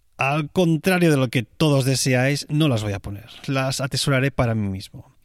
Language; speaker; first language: Spanish; native; Spanish